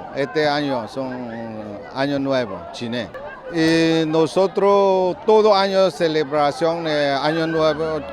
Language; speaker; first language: Spanish; non-native, learner; Chinese